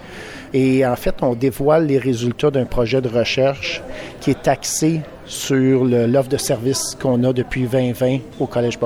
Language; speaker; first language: French; native; French